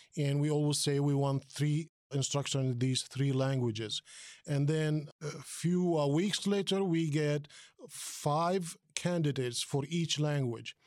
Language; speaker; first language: English; non-native, fluent; Arabic